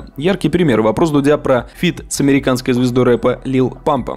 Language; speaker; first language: Russian; native; Russian